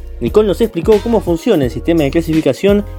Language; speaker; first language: Spanish; native; Spanish